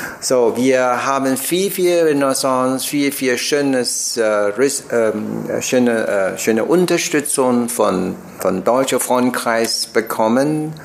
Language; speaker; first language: German; non-native, learner; Chinese